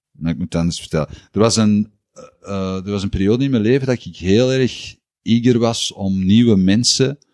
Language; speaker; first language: Dutch; native; Dutch